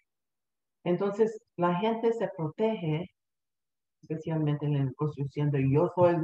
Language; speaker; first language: Spanish; early bilingual, heritage; Spanish